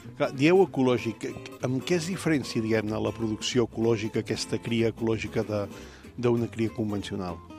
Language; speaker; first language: Catalan; native; Catalan